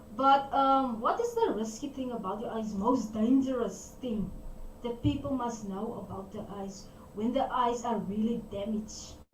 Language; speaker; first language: English; non-native, local second language; Afrikaans